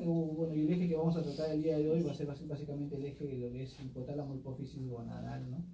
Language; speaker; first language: Spanish; native; Spanish